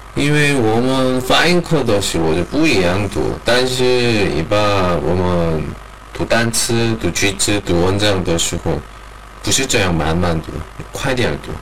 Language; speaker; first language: Chinese; non-native, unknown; Korean